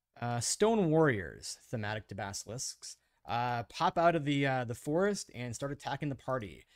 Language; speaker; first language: English; native; English